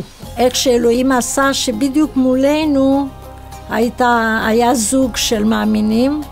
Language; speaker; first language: Hebrew; non-native, fluent; Romanian